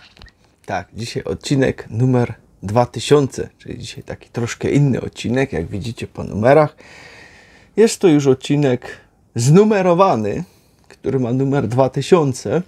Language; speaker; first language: Polish; native; Polish